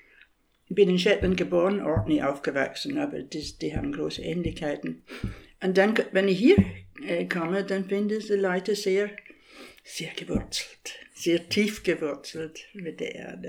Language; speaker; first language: German; non-native, fluent; English